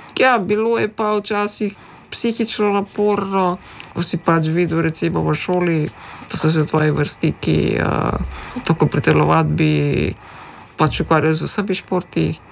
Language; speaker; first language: Slovenian; early bilingual, other home language; Macedonian